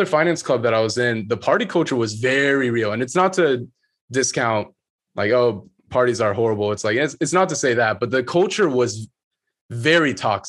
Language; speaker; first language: English; native; English